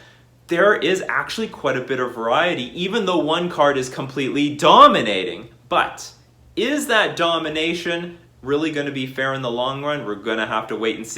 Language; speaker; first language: English; native; English